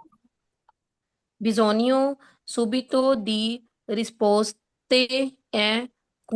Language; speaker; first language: Italian; non-native, learner; Punjabi